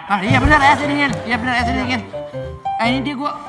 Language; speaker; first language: Indonesian; native; Indonesian